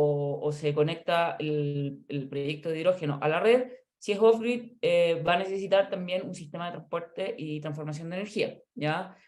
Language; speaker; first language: Spanish; native; Spanish